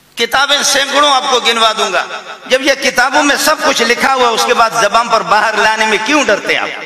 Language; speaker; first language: Urdu; non-native, local second language; Baluchi